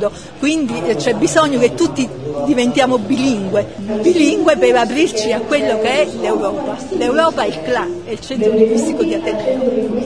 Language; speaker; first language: Italian; native; Italian